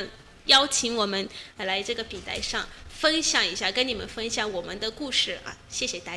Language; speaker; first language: Chinese; non-native, fluent; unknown